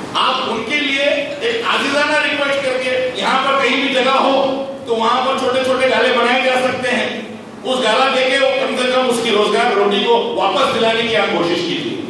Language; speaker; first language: Hindi; native; Hindi